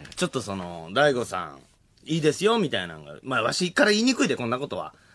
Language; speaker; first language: Japanese; native; Japanese